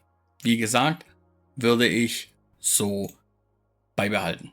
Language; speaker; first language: German; native; German